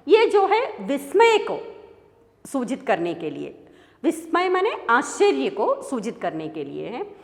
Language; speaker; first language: Hindi; non-native, local second language; Malayalam